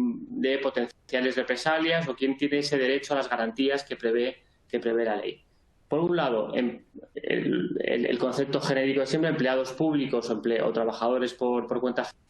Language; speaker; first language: Spanish; native; Spanish